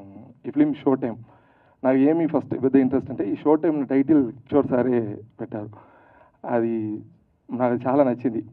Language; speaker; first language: Telugu; early bilingual, heritage; Telugu